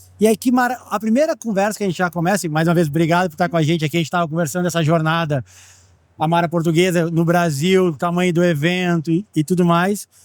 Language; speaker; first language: Portuguese; native; Portuguese